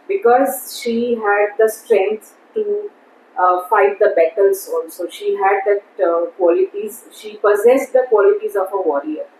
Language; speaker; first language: English; non-native, local second language; Gujarati